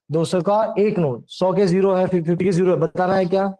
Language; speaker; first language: Hindi; non-native, local second language; Marathi